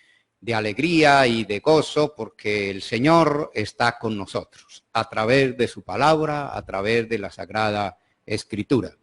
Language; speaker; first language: Spanish; native; Spanish